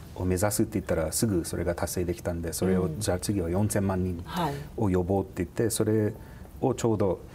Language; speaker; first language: Japanese; non-native, fluent; English